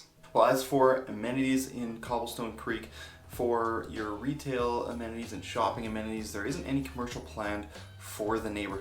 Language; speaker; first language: English; native; English